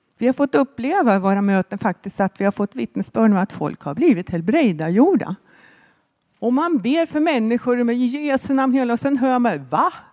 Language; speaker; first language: Swedish; native; Swedish